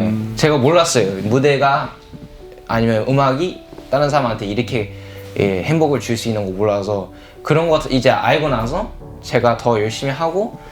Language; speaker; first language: Korean; early bilingual, heritage; English